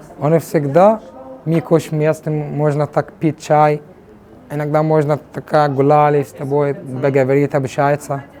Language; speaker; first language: Russian; non-native, learner; Arabic